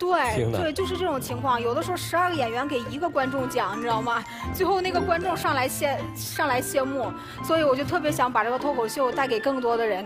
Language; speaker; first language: Chinese; native; Chinese